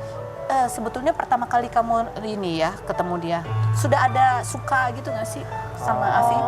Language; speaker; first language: Indonesian; native; Indonesian